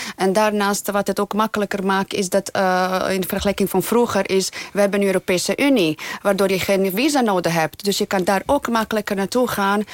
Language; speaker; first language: Dutch; non-native, fluent; Bosnian